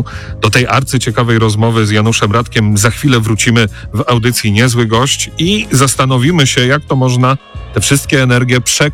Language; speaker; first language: Polish; native; Polish